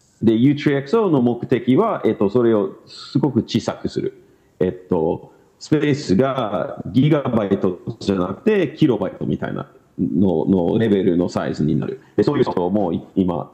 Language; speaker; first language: Japanese; non-native, learner; English